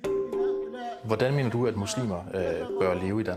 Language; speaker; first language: Danish; native; Danish